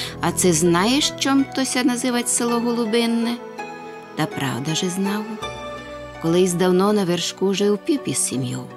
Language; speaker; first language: Ukrainian; native; Ukrainian